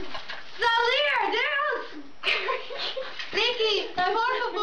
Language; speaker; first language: Spanish; non-native, learner; English